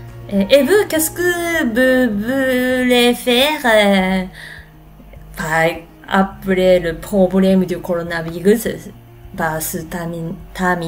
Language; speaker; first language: French; non-native, learner; Japanese